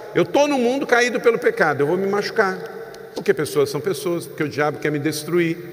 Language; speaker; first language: Portuguese; native; Portuguese